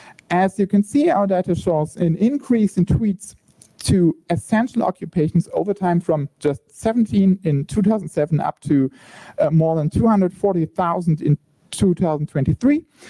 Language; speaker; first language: English; non-native, fluent; German